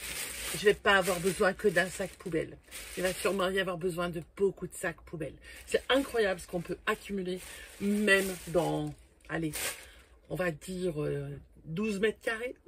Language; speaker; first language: French; native; French